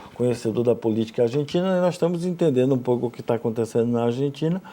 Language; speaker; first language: Portuguese; native; Portuguese